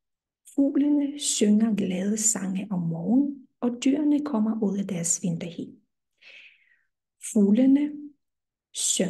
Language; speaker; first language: Danish; non-native, fluent; Russian